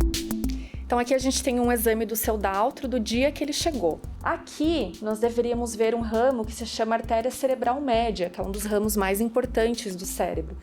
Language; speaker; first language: Portuguese; native; Portuguese